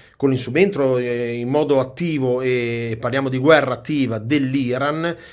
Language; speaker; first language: Italian; native; Italian